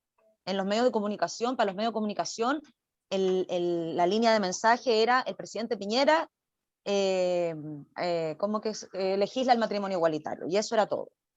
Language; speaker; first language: Spanish; native; Spanish